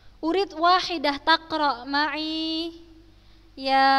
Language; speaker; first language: Arabic; non-native, fluent; Indonesian